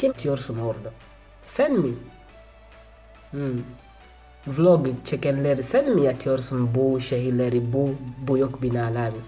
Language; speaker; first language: Turkish; non-native, learner; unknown